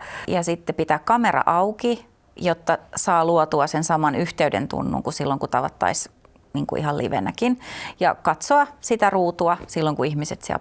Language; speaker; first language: Finnish; native; Finnish